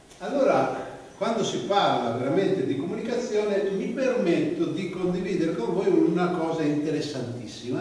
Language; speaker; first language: Italian; native; Italian